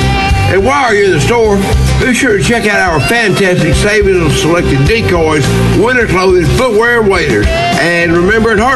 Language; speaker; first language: English; native; English